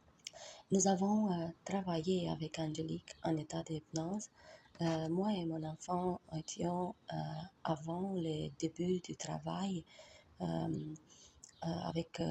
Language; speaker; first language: French; non-native, learner; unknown